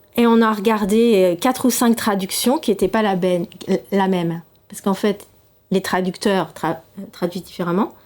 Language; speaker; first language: French; native; French